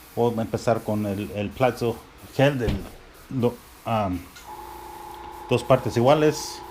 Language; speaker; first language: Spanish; early bilingual, heritage; Spanish